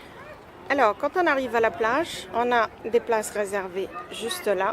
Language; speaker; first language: French; native; French